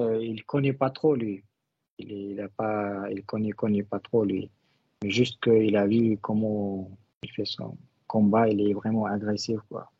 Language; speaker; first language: French; non-native, learner; Russian